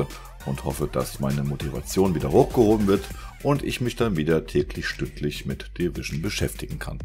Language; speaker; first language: German; native; German